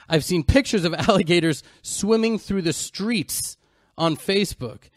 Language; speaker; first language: English; native; English